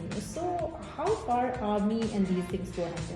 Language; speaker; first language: English; non-native, local second language; Hindi